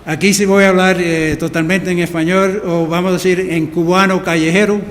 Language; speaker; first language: Spanish; early bilingual, heritage; Spanish